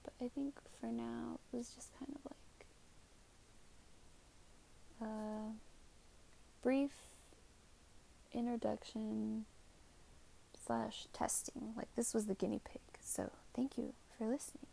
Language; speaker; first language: English; native; English